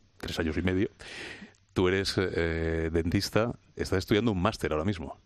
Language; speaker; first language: Spanish; native; Spanish